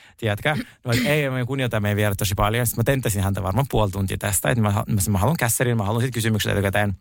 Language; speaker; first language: Finnish; non-native, fluent; Russian